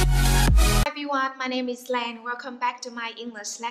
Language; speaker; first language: English; non-native, fluent; Vietnamese